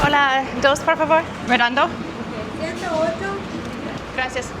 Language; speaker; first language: Spanish; non-native, learner; English